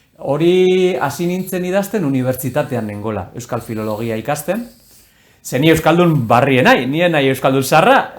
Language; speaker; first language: Basque; non-native, local second language; Spanish